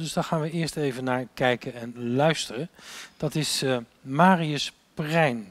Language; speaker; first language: Dutch; native; Dutch